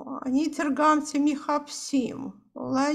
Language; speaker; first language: Hebrew; non-native, fluent; Russian